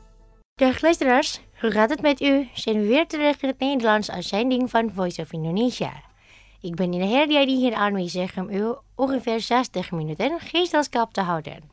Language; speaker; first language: Dutch; non-native, learner; Indonesian